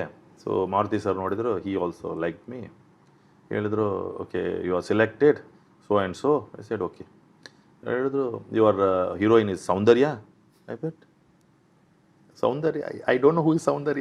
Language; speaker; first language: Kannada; non-native, local second language; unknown